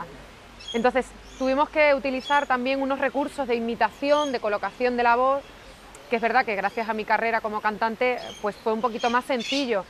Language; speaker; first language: Spanish; native; Spanish